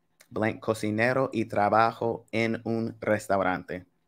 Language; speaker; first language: Spanish; non-native, fluent; English